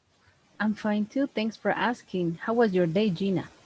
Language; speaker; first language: English; non-native, fluent; Spanish